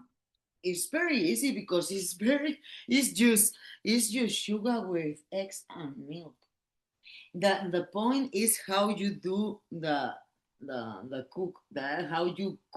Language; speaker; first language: English; non-native, learner; Catalan